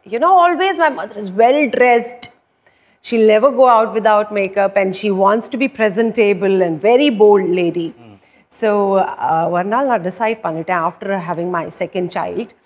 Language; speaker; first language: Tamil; non-native, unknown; Punjabi